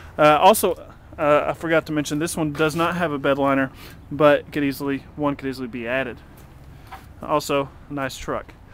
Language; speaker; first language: English; native; English